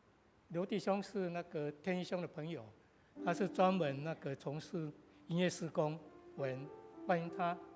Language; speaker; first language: Chinese; native; Chinese